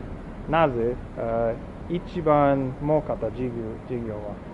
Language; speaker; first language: Japanese; non-native, learner; English